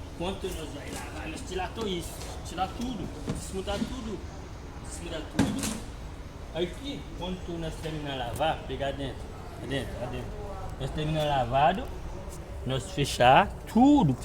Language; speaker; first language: Portuguese; non-native, learner; Haitian Creole